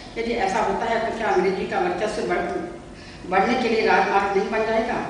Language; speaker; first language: Hindi; native; Hindi